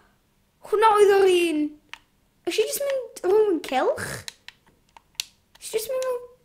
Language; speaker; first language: Welsh; non-native, local second language; English